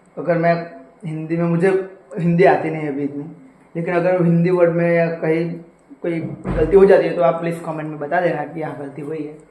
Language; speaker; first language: Hindi; non-native, local second language; Gujarati